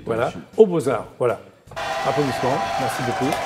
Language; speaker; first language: French; native; French